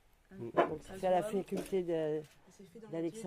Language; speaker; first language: French; native; French